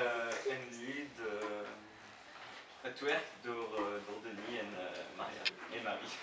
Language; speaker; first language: Dutch; non-native, learner; French